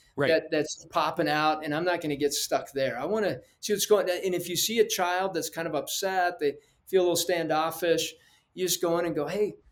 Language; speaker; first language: English; early bilingual, other home language; Spanish